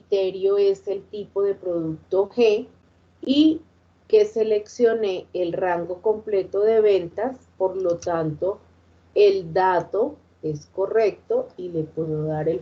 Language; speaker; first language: Spanish; native; Spanish